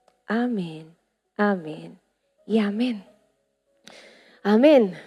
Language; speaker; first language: Spanish; native; Spanish